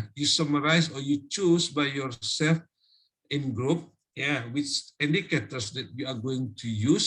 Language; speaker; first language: English; non-native, fluent; Indonesian